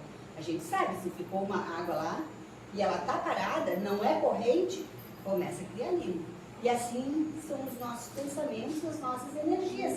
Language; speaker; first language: Portuguese; native; Portuguese